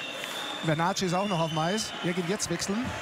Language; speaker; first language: German; native; German